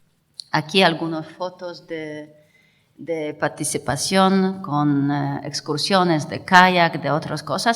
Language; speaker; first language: Spanish; non-native, fluent; Polish